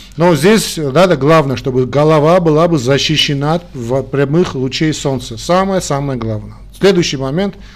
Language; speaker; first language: Russian; non-native, local second language; Armenian